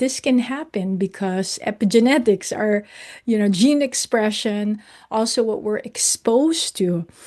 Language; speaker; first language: English; non-native, local second language; Filipino